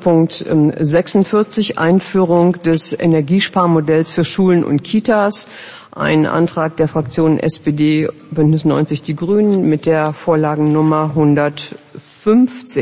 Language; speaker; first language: German; native; German